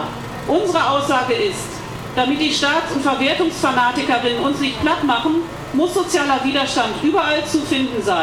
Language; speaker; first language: German; native; German